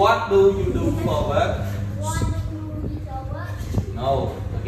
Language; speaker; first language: English; non-native, learner; Khmer